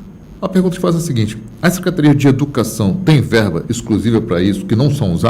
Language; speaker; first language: Portuguese; native; Portuguese